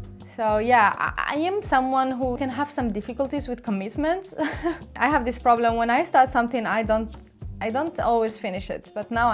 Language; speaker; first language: English; non-native, local second language; Arabic